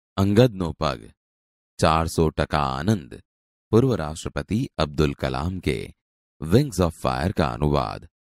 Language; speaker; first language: Hindi; non-native, local second language; Gujarati